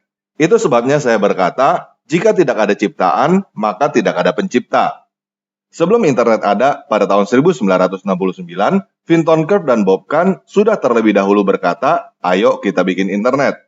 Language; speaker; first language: Indonesian; native; Indonesian